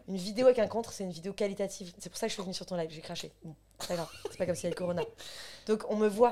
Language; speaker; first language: French; native; French